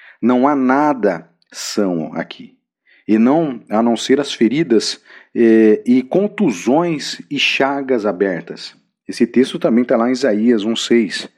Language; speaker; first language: Portuguese; native; Portuguese